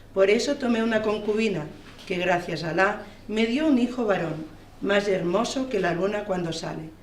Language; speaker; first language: Spanish; non-native, local second language; Catalan